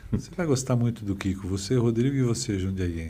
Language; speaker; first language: Portuguese; native; Portuguese